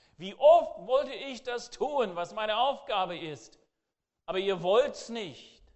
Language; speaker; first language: German; non-native, fluent; English